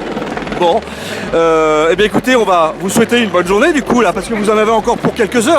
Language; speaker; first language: French; native; French